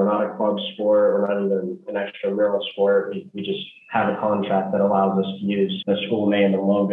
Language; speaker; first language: English; native; English